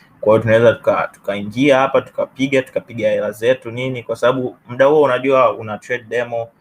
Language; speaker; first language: Swahili; native; Swahili